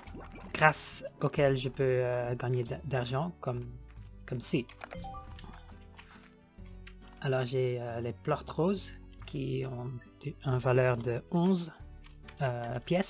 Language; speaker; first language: French; non-native, learner; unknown